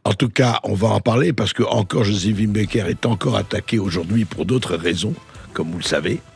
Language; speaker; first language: French; native; French